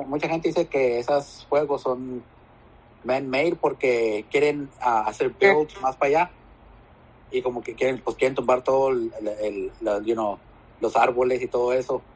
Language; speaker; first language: Spanish; native; Spanish